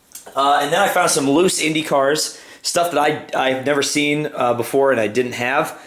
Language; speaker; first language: English; native; English